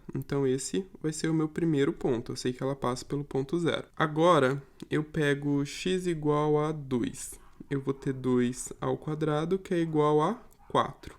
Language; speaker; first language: Portuguese; native; Portuguese